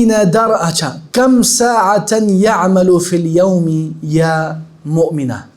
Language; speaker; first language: Arabic; non-native, fluent; Urdu